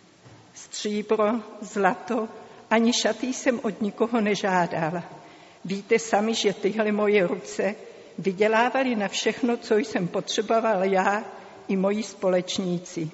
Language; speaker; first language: Czech; native; Czech